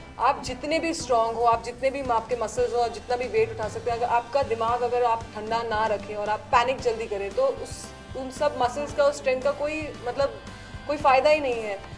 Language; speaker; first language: Hindi; native; Hindi